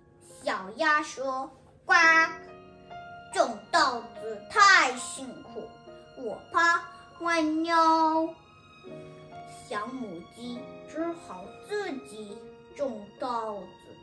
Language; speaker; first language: Chinese; non-native, learner; English